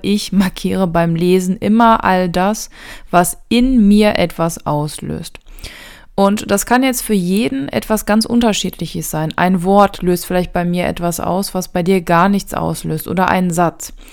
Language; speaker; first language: German; native; German